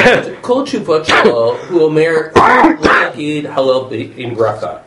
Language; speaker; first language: Hebrew; non-native, fluent; English